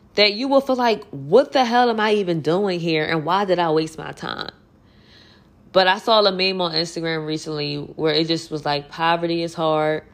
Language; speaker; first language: English; native; English